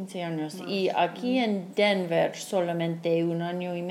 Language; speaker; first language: Spanish; non-native, fluent; English